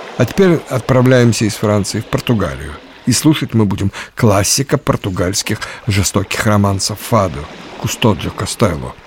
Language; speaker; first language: Russian; native; Russian